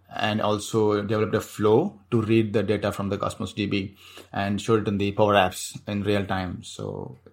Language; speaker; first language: English; non-native, local second language; Tamil